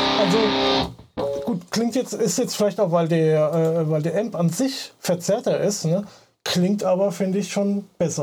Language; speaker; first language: German; native; German